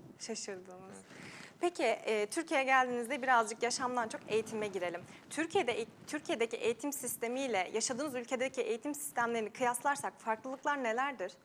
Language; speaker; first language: Turkish; native; Turkish